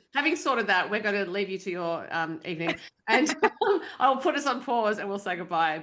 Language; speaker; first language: English; native; English